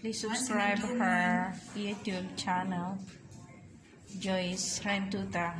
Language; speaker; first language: English; non-native, local second language; Filipino